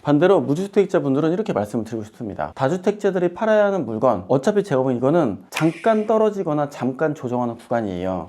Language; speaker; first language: Korean; native; Korean